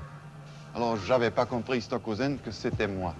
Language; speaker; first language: French; non-native, fluent; German